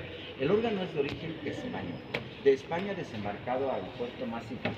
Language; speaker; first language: Spanish; native; Spanish